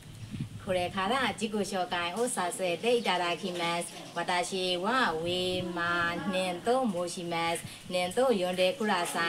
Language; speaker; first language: Japanese; non-native, learner; Burmese